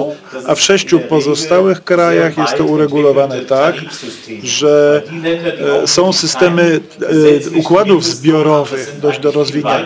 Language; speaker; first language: Polish; native; Polish